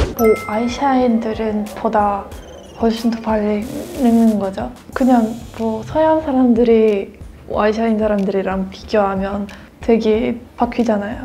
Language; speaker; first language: Korean; non-native, fluent; Russian